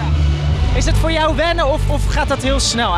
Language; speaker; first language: Dutch; native; Dutch